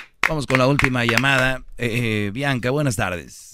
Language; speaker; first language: Spanish; native; Spanish